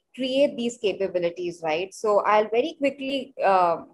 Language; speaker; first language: English; non-native, local second language; Hindi